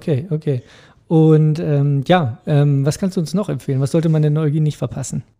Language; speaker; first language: German; native; German